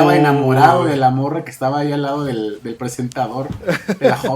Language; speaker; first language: Spanish; native; Spanish